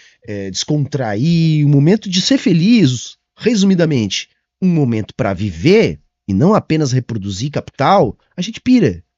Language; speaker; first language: Portuguese; native; Portuguese